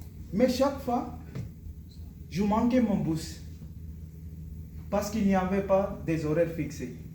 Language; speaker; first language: French; non-native, learner; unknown